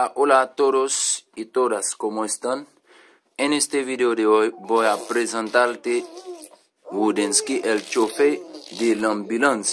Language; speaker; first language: Spanish; non-native, learner; Haitian Creole